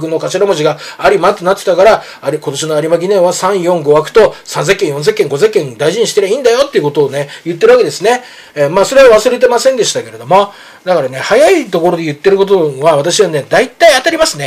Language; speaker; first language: Japanese; native; Japanese